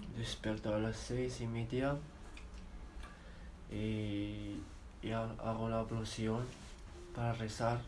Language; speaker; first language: Spanish; non-native, learner; Arabic